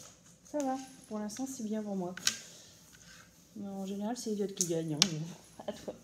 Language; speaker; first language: French; native; French